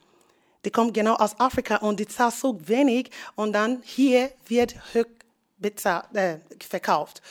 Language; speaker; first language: German; non-native, fluent; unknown